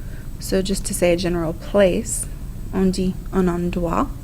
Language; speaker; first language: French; non-native, fluent; English